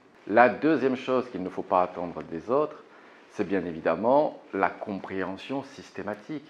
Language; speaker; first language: French; native; French